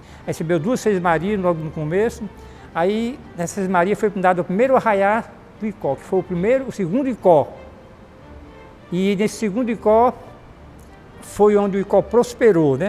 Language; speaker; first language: Portuguese; native; Portuguese